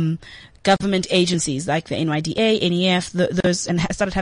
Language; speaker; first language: English; non-native, local second language; Zulu